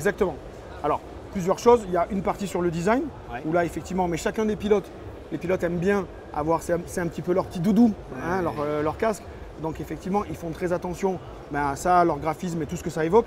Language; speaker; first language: French; native; French